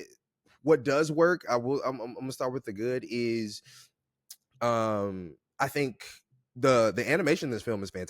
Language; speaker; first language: English; native; English